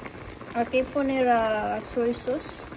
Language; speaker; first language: Spanish; non-native, learner; Filipino